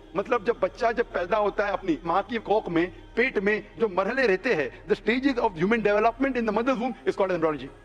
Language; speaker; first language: Hindi; non-native, local second language; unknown